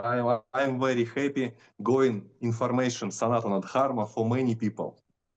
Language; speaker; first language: English; non-native, learner; Russian